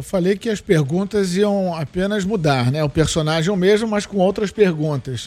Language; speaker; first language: Portuguese; native; Portuguese